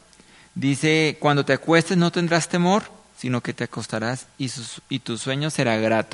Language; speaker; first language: Spanish; native; Spanish